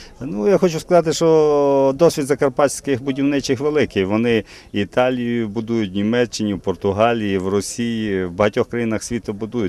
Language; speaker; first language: Ukrainian; native; Ukrainian